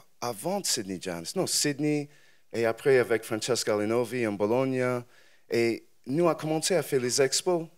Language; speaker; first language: French; non-native, learner; English